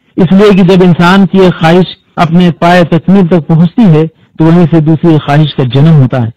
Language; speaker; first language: Urdu; native; Urdu